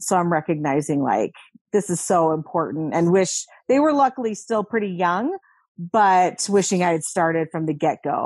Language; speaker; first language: English; native; English